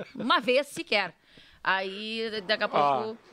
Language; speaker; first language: Portuguese; native; Portuguese